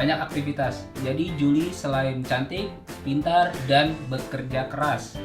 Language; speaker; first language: Indonesian; native; Indonesian